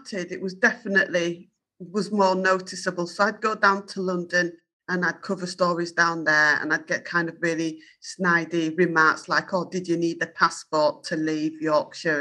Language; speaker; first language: English; native; English